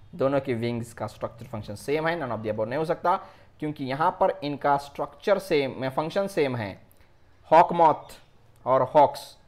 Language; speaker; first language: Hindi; non-native, local second language; Marathi